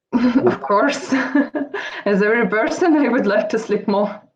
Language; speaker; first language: English; non-native, fluent; Russian